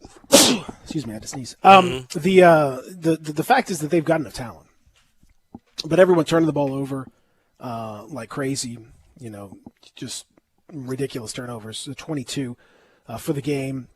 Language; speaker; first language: English; native; English